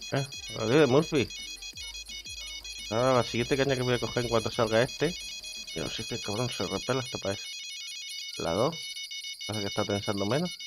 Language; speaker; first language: Spanish; native; Spanish